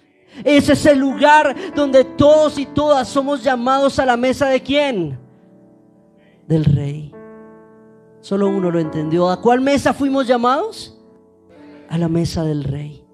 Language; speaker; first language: Spanish; native; Spanish